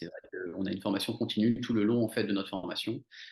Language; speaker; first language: French; native; French